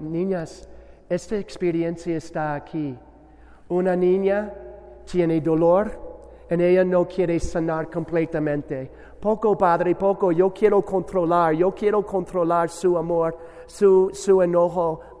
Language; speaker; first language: Spanish; non-native, learner; English